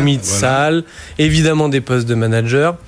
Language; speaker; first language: French; native; French